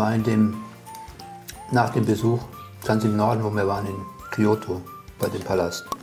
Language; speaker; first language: German; native; German